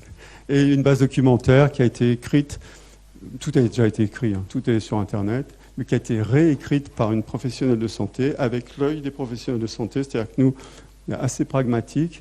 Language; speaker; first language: French; native; French